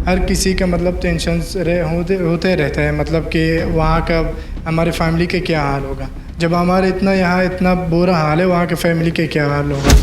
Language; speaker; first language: Hindi; non-native, learner; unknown